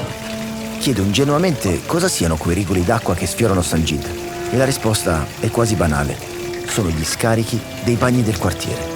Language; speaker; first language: Italian; native; Italian